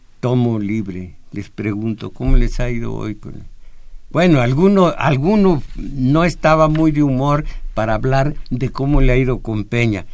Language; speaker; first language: Spanish; native; Spanish